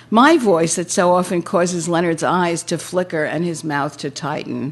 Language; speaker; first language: English; native; English